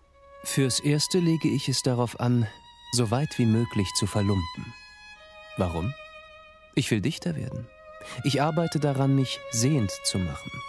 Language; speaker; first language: German; native; German